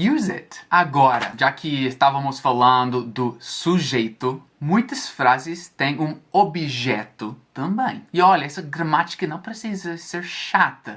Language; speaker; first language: Portuguese; non-native, fluent; English